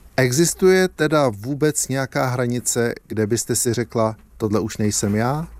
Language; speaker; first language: Czech; native; Czech